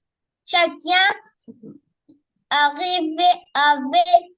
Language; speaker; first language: French; non-native, learner; Arabic